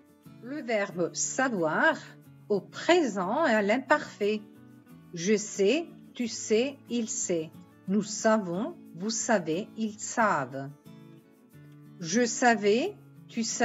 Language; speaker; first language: French; non-native, fluent; Italian